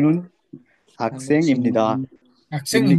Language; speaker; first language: Korean; non-native, learner; Nepali